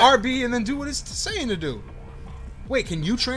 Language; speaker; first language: English; native; English